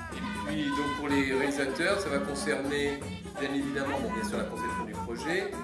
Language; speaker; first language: French; native; French